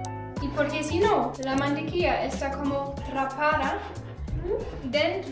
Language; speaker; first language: Spanish; non-native, fluent; German